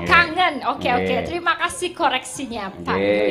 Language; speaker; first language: Indonesian; non-native, local second language; Javanese